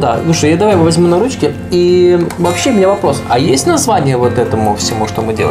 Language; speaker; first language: Russian; native; Russian